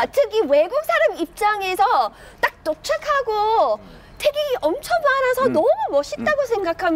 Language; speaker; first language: Korean; non-native, learner; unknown